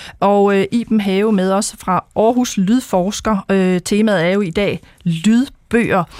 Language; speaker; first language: Danish; native; Danish